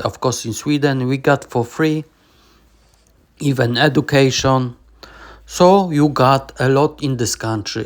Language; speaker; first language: English; non-native, learner; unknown